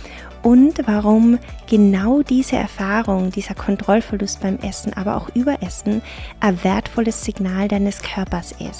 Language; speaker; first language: German; native; German